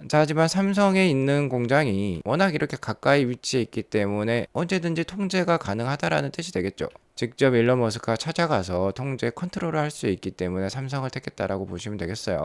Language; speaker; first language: Korean; native; Korean